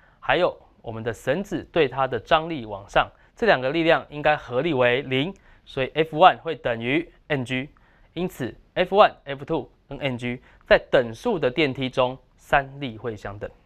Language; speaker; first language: Chinese; native; Chinese